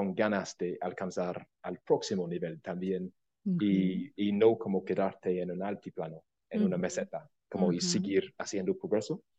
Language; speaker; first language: Spanish; non-native, fluent; English